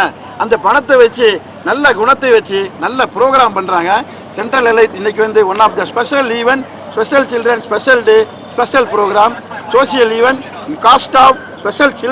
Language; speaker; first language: Tamil; non-native, local second language; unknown